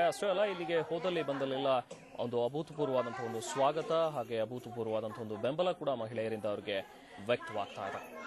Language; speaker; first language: Kannada; native; Kannada